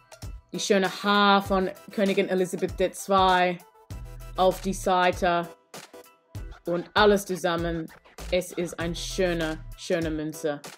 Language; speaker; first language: German; non-native, learner; English